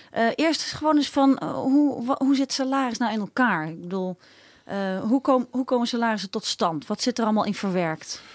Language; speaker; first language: Dutch; native; Dutch